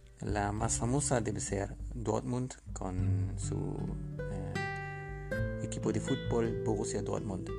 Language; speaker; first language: Spanish; non-native, learner; German